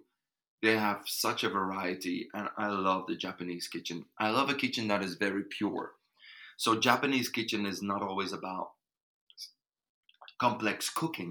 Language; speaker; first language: English; non-native, fluent; Dutch